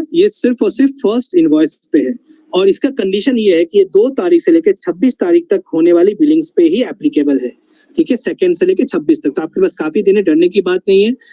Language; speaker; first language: Hindi; non-native, local second language; Bangla